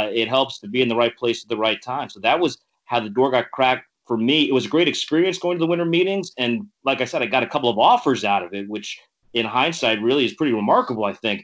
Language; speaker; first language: English; native; English